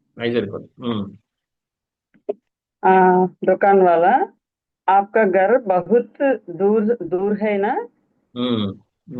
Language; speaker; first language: Hindi; non-native, learner; Telugu